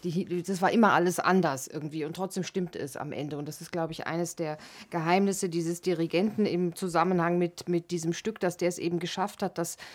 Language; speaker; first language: German; native; German